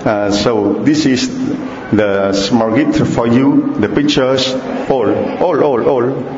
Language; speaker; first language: English; non-native, learner; Vietnamese